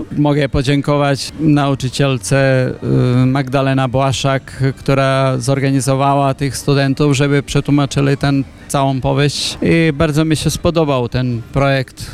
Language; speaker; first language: Polish; non-native, fluent; Macedonian